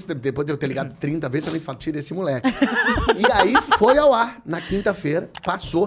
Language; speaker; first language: Portuguese; native; Portuguese